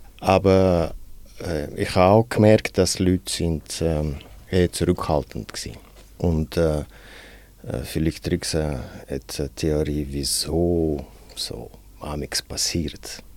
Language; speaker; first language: German; non-native, fluent; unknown